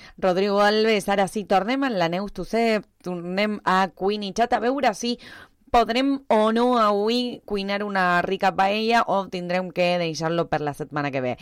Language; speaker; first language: Catalan; early bilingual, heritage; Spanish